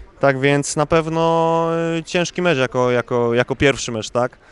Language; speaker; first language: Polish; native; Polish